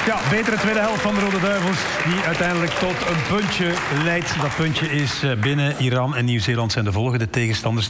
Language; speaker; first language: Dutch; native; Dutch